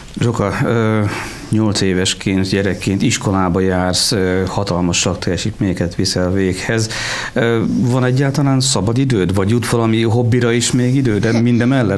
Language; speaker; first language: Hungarian; native; Hungarian